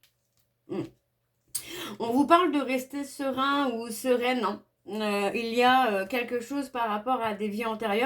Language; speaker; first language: French; native; French